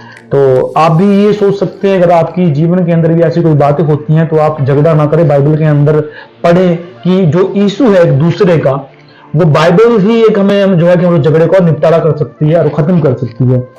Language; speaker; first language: Hindi; native; Hindi